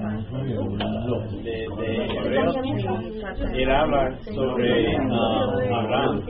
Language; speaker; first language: Spanish; non-native, learner; English